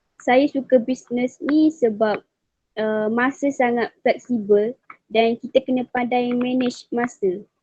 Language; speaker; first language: Malay; native; Malay